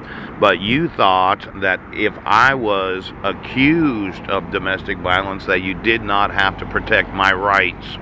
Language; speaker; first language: English; native; English